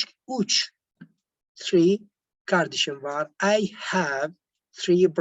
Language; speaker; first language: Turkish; non-native, learner; Arabic